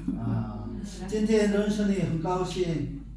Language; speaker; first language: Chinese; non-native, learner; Korean